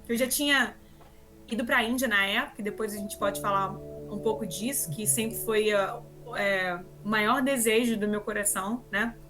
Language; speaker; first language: Portuguese; native; Portuguese